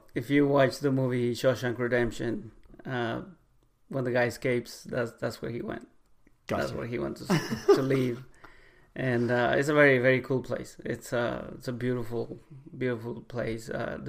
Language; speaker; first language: English; non-native, fluent; Spanish